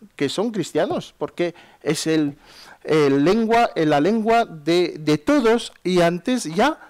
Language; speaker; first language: Spanish; non-native, fluent; French